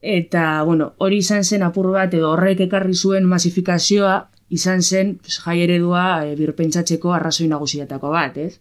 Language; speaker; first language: Basque; native; Basque